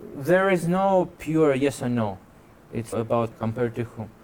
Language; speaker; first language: English; non-native, fluent; Russian